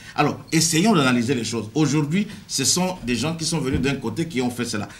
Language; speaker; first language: French; non-native, local second language; Kongo